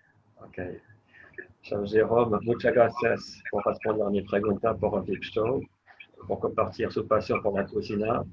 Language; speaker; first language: Spanish; non-native, learner; French